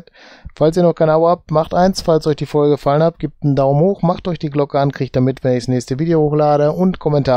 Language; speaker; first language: German; native; German